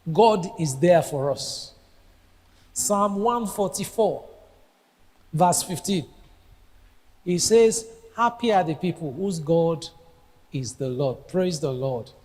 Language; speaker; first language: English; non-native, local second language; Yoruba